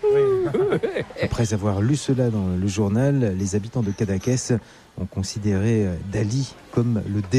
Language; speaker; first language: French; native; French